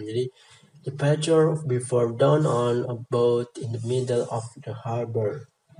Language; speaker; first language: English; non-native, learner; Indonesian